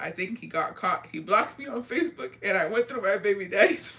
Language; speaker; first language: English; early bilingual, other home language; Spanish